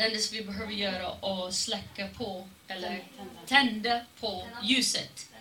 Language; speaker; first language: Swedish; non-native, fluent; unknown